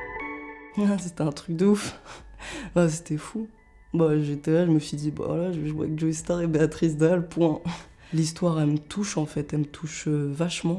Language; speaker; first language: French; native; French